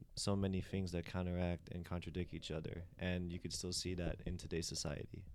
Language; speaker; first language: English; native; English